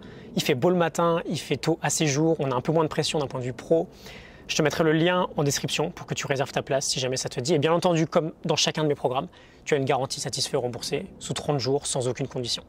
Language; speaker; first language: French; native; French